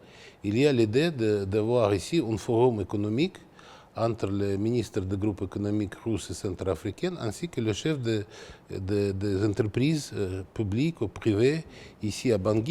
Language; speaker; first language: French; non-native, fluent; Russian